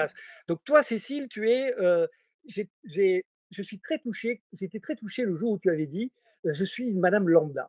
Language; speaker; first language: French; native; French